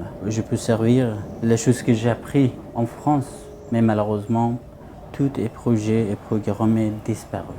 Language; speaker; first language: French; non-native, fluent; Persian